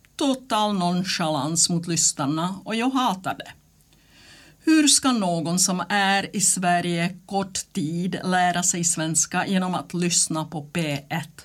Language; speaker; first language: Swedish; non-native, fluent; Czech